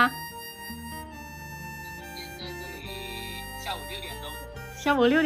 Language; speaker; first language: Chinese; non-native, local second language; Hakka Chinese